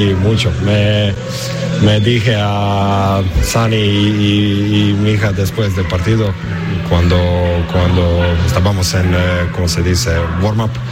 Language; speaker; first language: Spanish; non-native, learner; English